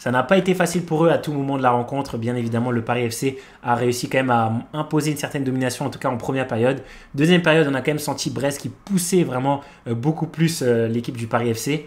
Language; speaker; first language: French; native; French